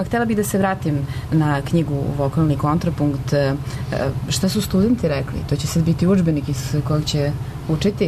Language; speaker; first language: Serbian; native; Serbian